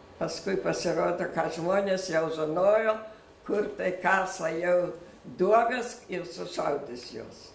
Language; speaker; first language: Lithuanian; early bilingual, other home language; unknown